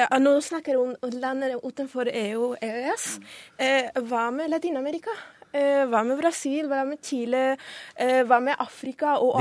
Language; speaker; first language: Norwegian; non-native, fluent; Spanish